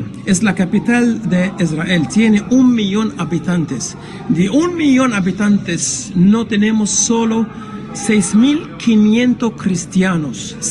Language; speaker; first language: Spanish; non-native, fluent; Arabic